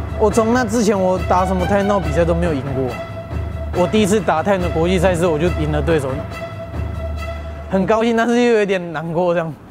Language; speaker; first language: Chinese; native; Chinese